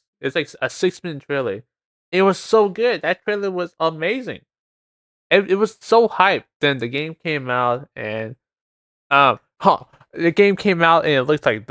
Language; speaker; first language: English; native; English